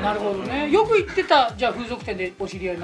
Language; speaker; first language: Japanese; native; Japanese